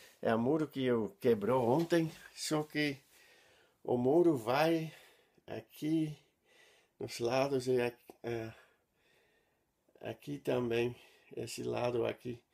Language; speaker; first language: Portuguese; non-native, learner; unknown